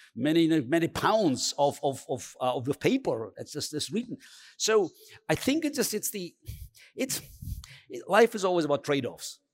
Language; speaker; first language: English; non-native, fluent; Azerbaijani